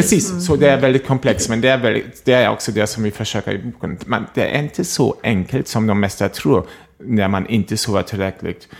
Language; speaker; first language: Swedish; non-native, fluent; German